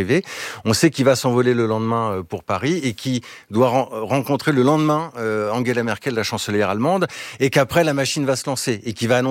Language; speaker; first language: French; native; French